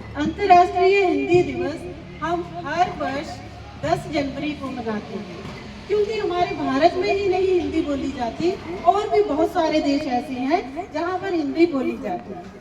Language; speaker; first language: Hindi; native; Hindi